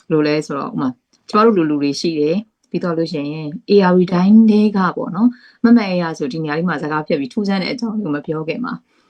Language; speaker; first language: Burmese; native; Burmese